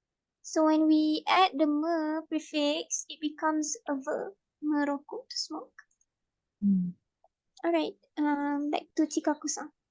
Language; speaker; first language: English; non-native, local second language; Malay